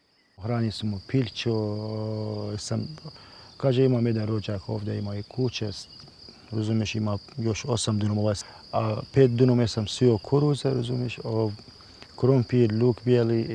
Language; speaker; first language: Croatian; non-native, learner; Persian